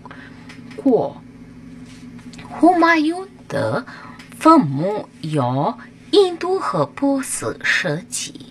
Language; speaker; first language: Chinese; non-native, learner; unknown